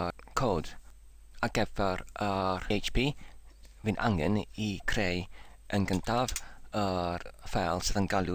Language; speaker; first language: Welsh; non-native, learner; English